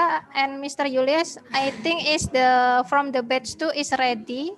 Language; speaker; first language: English; non-native, learner; Indonesian